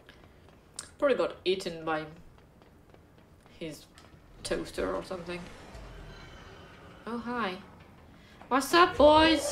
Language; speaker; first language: English; non-native, fluent; French